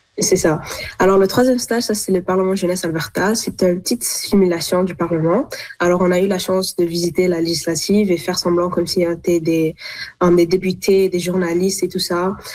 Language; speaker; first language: French; non-native, local second language; Arabic